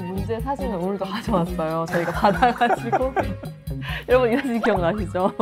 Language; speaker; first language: Korean; native; Korean